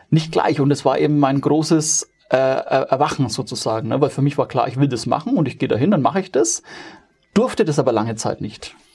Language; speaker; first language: German; native; German